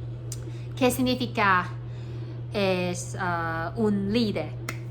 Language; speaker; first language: Spanish; non-native, learner; Cantonese